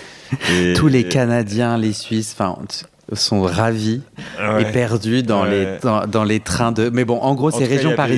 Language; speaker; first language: French; native; French